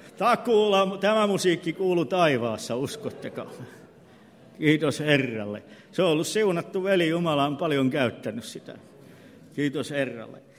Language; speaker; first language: Finnish; native; Finnish